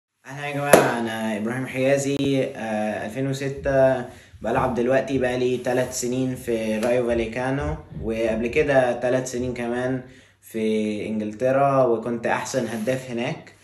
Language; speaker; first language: Arabic; early bilingual, heritage; Arabic